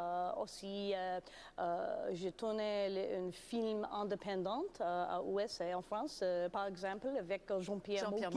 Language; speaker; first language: French; non-native, learner; English